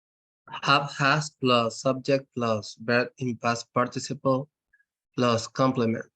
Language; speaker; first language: English; non-native, learner; Spanish